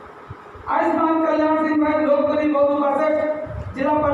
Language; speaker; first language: Hindi; native; Hindi